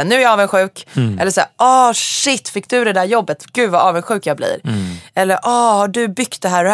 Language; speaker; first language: Swedish; native; Swedish